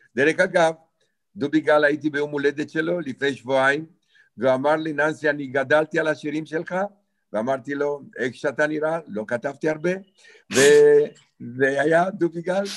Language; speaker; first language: Hebrew; non-native, fluent; Romanian